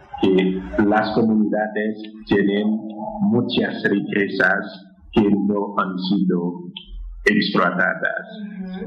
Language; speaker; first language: Spanish; non-native, fluent; Haitian Creole